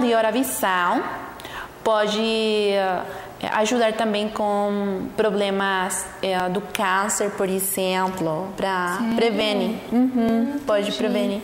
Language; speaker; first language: Portuguese; non-native, learner; Spanish